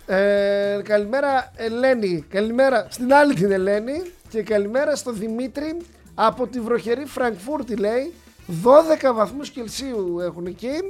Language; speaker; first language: Greek; native; Greek